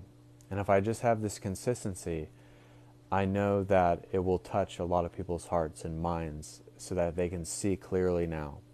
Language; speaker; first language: English; native; English